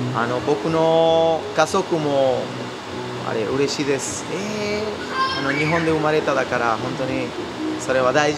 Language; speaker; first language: Japanese; non-native, learner; Spanish